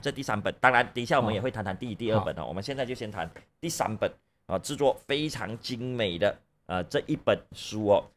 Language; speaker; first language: Chinese; native; Chinese